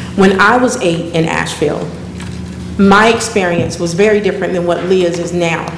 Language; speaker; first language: English; native; English